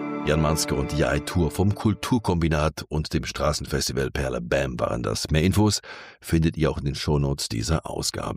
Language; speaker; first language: German; native; German